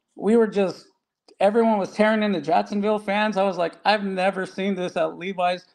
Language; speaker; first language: English; native; English